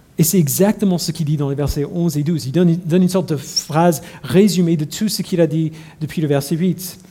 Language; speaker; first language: French; non-native, fluent; English